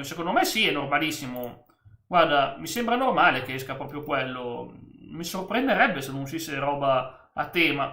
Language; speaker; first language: Italian; native; Italian